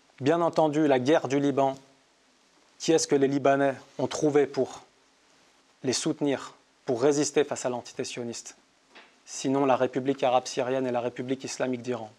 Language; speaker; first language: French; native; French